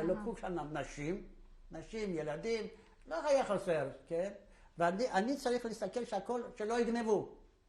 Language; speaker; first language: Hebrew; non-native, fluent; Yiddish